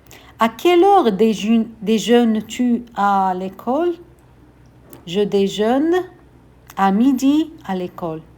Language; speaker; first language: French; non-native, fluent; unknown